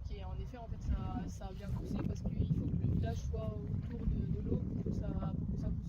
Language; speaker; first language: French; native; French